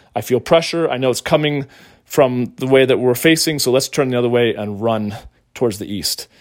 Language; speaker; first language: English; native; English